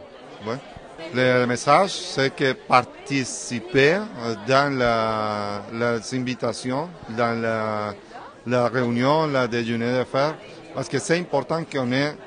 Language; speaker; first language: French; non-native, learner; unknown